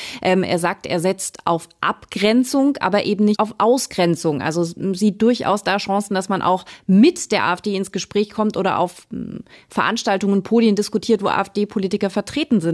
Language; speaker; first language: German; native; German